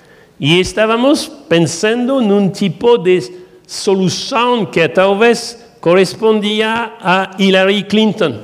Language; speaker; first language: Portuguese; non-native, learner; French